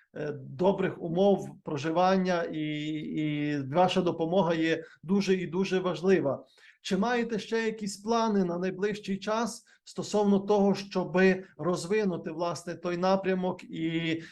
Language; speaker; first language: Ukrainian; native; Ukrainian